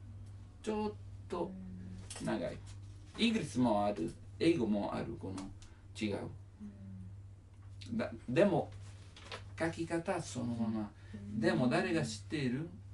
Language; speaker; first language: Japanese; non-native, learner; Italian